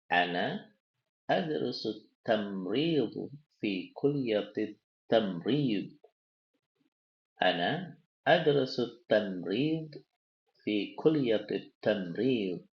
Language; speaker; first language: Arabic; non-native, fluent; Indonesian